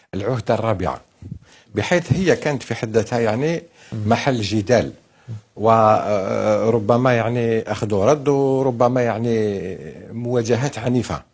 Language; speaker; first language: Arabic; native; Arabic